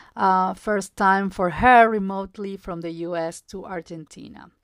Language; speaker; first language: English; non-native, fluent; Spanish